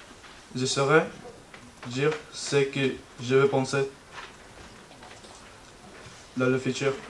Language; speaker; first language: French; non-native, learner; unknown